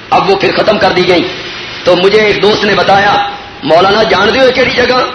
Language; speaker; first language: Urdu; non-native, local second language; Punjabi